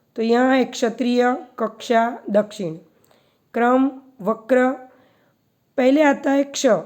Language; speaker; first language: Hindi; non-native, local second language; Gujarati